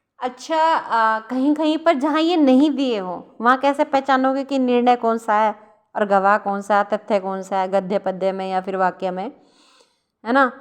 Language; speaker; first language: Hindi; native; Hindi